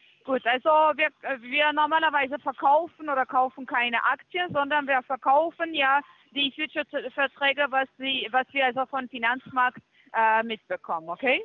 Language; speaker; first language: German; non-native, fluent; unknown